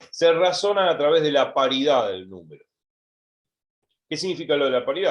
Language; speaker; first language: Spanish; native; Spanish